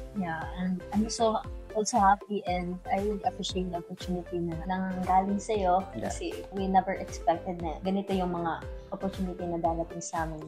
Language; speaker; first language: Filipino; non-native, local second language; Cebuano